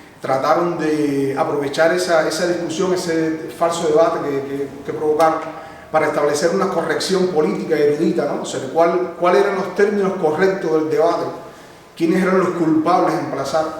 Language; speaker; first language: Spanish; native; Spanish